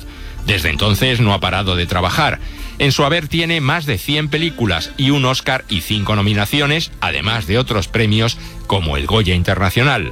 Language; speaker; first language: Spanish; native; Spanish